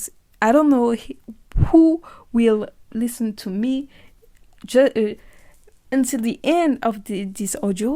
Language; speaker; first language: English; non-native, learner; French